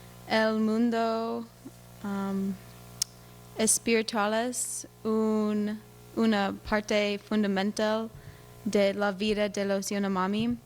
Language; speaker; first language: Spanish; non-native, learner; English